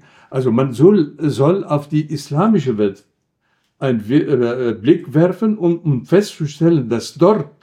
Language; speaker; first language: German; non-native, fluent; Arabic